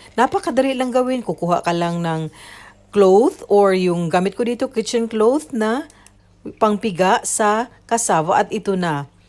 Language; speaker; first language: Filipino; non-native, local second language; Cebuano